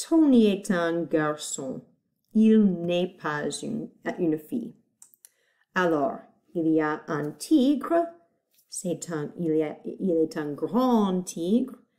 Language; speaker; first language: French; non-native, fluent; English